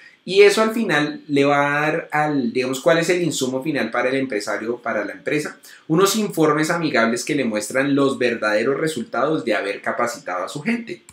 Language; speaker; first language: Spanish; native; Spanish